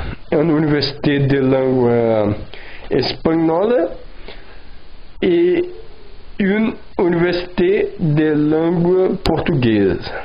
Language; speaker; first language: French; non-native, learner; Portuguese